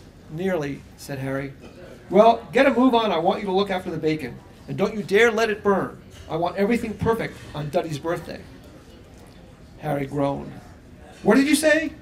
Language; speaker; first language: English; native; English